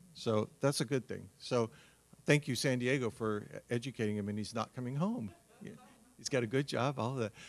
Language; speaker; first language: English; native; English